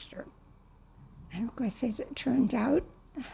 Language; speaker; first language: English; native; English